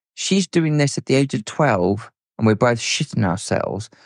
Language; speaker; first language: English; native; English